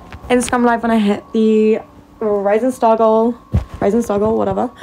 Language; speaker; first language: English; native; English